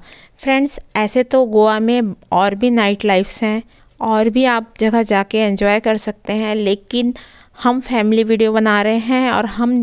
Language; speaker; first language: Hindi; native; Hindi